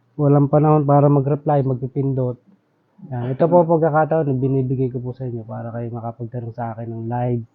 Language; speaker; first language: Filipino; non-native, local second language; Bikol